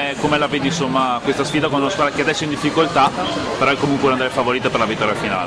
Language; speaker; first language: Italian; native; Italian